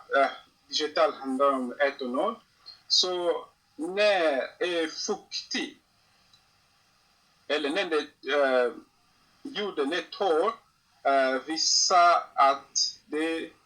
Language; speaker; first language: Swedish; non-native, learner; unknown